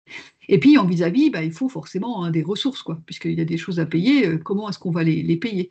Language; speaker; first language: French; native; French